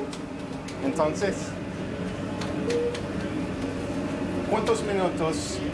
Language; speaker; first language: Spanish; non-native, learner; English